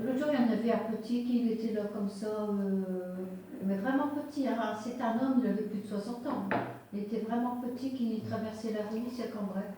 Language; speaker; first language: French; native; French